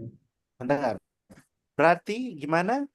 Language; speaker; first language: Indonesian; non-native, learner; Nepali